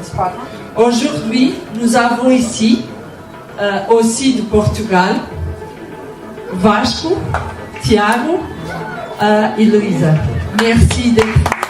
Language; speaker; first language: French; non-native, learner; Portuguese